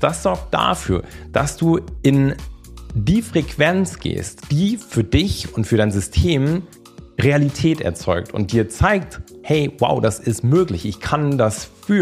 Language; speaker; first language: German; native; German